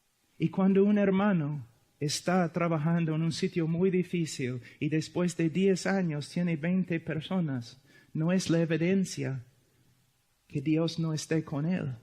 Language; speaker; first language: Spanish; non-native, fluent; English